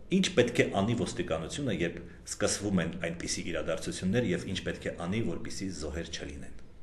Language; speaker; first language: Armenian; native; Armenian